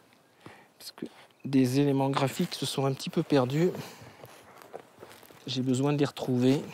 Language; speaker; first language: French; native; French